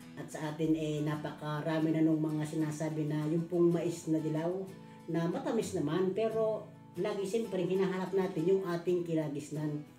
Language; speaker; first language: Filipino; native; Filipino